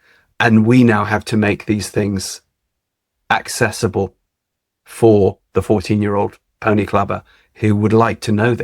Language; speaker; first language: English; native; English